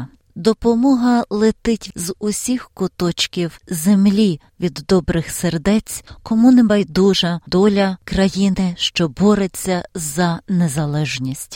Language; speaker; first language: Ukrainian; native; Ukrainian